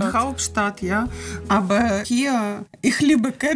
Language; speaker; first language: German; non-native, learner; Ukrainian